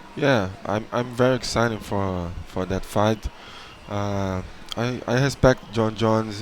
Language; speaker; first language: English; non-native, learner; Portuguese